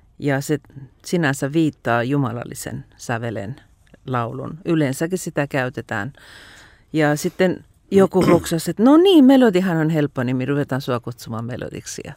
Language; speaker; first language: Finnish; non-native, fluent; Persian